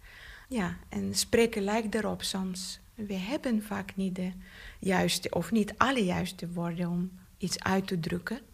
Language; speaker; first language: Dutch; non-native, fluent; Bulgarian